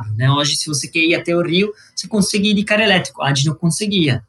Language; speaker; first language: Portuguese; non-native, fluent; Italian